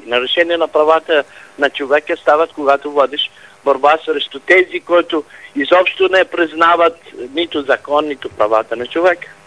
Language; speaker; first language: Bulgarian; non-native, fluent; Arabic